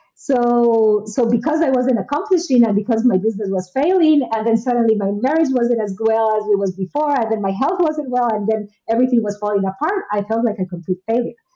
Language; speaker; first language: English; non-native, fluent; Spanish